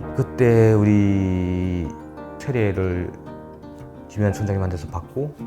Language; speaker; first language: Korean; native; Korean